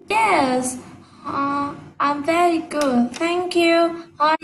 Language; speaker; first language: English; non-native, learner; Vietnamese